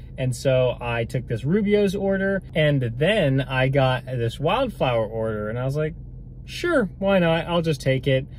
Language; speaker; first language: English; native; English